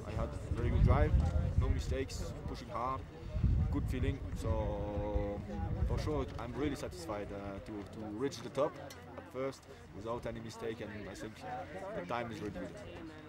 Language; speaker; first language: English; non-native, fluent; French